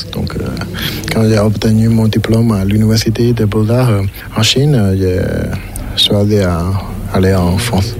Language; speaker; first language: French; non-native, learner; Chinese